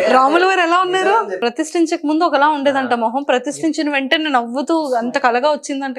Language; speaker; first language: Telugu; native; Telugu